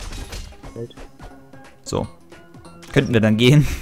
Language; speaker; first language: German; native; German